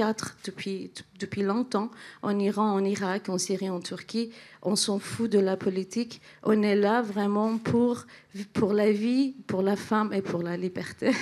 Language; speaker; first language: French; non-native, fluent; Central Kurdish